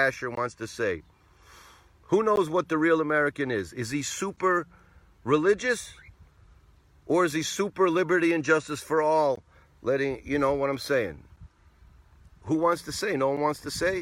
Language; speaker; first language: English; native; English